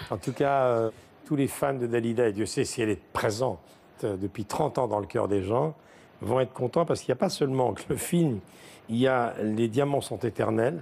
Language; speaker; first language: French; native; French